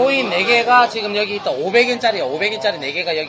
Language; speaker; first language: Korean; native; Korean